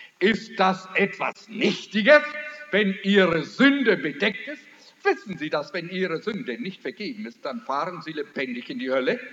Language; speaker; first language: German; early bilingual, heritage; German